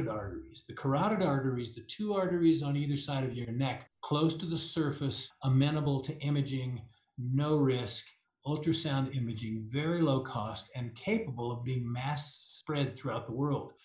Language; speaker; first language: English; native; English